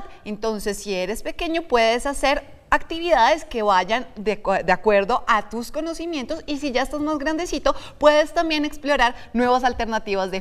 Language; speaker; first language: Spanish; native; Spanish